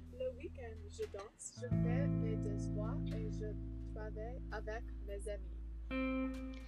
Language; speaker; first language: French; non-native, learner; English